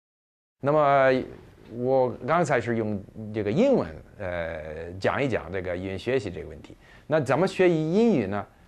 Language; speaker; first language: Chinese; non-native, fluent; English